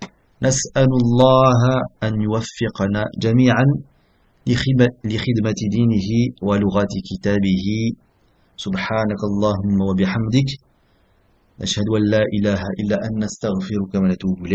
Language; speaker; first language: Arabic; non-native, fluent; French